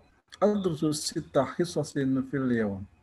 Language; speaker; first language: Arabic; non-native, learner; Indonesian